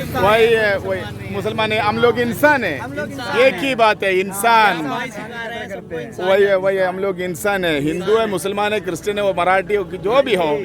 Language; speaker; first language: Hindi; non-native, local second language; Malayalam